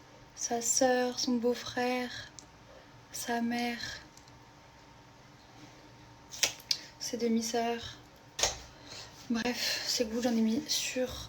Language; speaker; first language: French; native; French